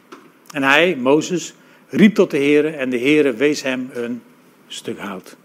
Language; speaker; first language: Dutch; native; Dutch